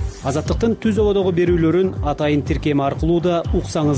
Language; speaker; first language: Kyrgyz; native; Kyrgyz